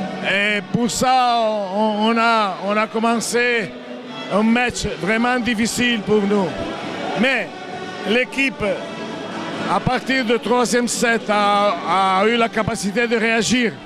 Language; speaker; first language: French; non-native, fluent; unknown